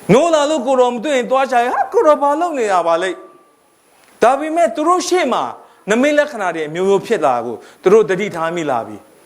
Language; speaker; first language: Burmese; non-native, local second language; Kachin